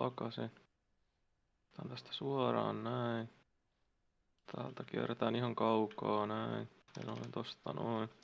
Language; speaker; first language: Finnish; native; Finnish